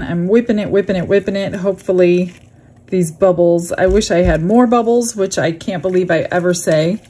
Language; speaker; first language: English; native; English